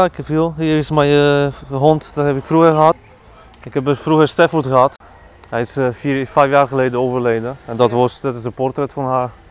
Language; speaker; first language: Dutch; non-native, learner; Polish